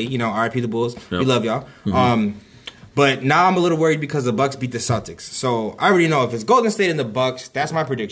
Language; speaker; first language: English; native; English